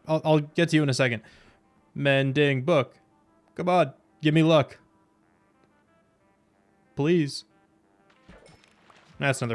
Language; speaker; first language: English; native; English